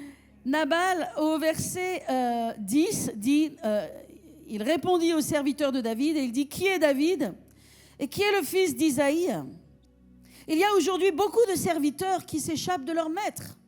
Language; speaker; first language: French; native; French